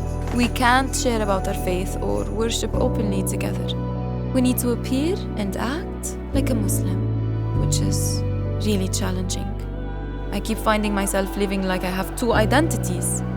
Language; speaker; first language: English; non-native, fluent; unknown